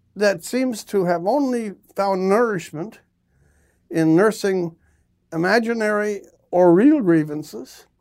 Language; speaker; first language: English; native; English